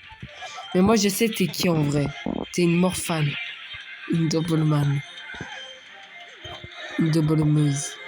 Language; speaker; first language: French; native; French